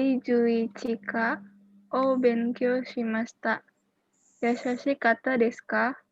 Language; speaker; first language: Japanese; non-native, learner; Indonesian